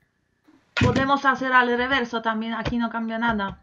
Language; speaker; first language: Spanish; non-native, fluent; Polish